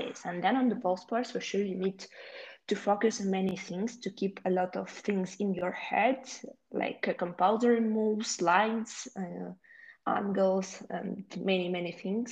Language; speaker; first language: English; non-native, fluent; Ukrainian